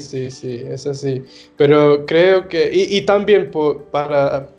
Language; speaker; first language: Spanish; non-native, learner; English